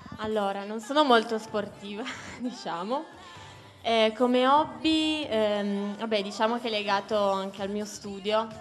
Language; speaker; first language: Italian; native; Italian